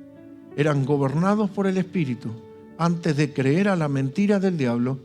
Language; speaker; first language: Spanish; native; Spanish